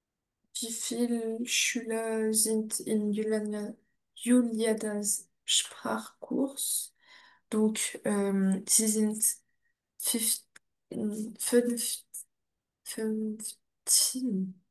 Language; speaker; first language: German; non-native, learner; French